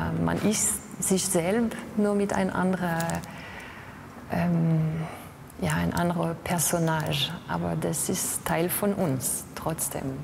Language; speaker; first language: German; non-native, fluent; French